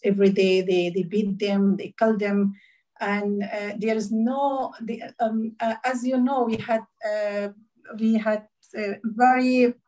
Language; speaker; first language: English; non-native, learner; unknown